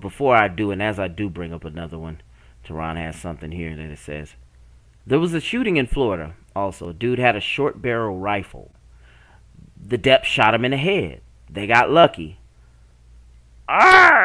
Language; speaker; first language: English; native; English